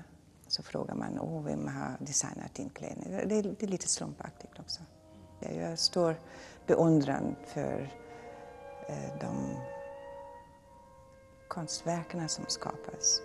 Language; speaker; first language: Swedish; non-native, fluent; German